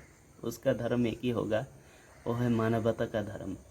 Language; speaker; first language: Hindi; non-native, local second language; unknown